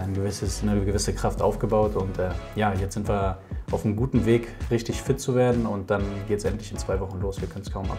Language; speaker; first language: German; native; German